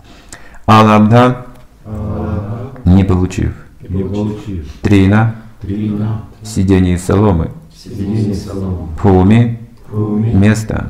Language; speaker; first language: Russian; native; Russian